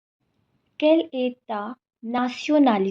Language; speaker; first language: French; non-native, fluent; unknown